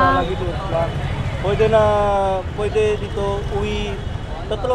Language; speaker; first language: Filipino; non-native, learner; Punjabi